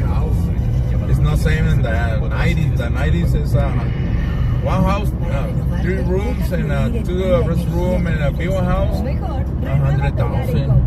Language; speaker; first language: English; non-native, learner; Spanish